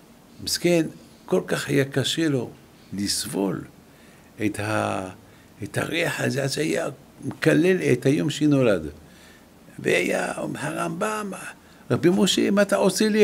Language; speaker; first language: Hebrew; non-native, fluent; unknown